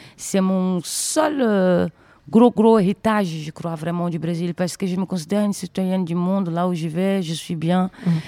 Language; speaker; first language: French; non-native, fluent; Portuguese